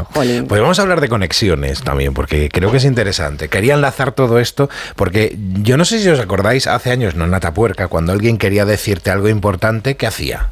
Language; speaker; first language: Spanish; native; Spanish